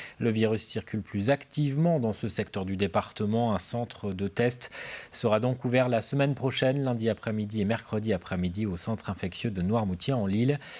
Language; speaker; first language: French; native; French